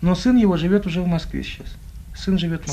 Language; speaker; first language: Russian; native; Russian